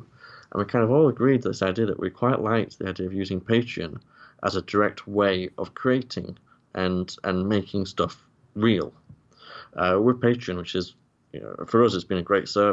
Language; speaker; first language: English; native; English